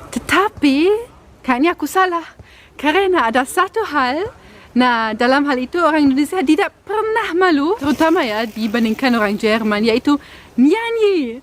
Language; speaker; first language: Indonesian; non-native, fluent; German